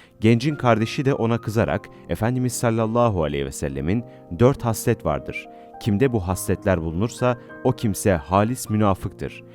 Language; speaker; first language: Turkish; native; Turkish